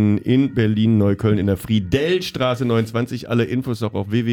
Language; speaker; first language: German; native; German